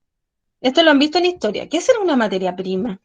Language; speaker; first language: Spanish; native; Spanish